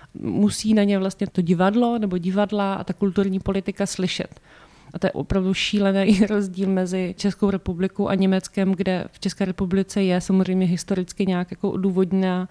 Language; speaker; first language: Czech; native; Czech